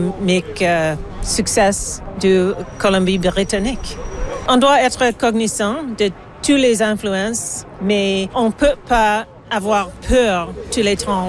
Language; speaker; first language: French; non-native, local second language; English